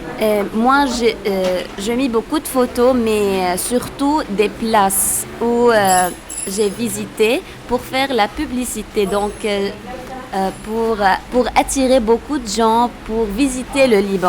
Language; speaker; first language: French; non-native, local second language; Arabic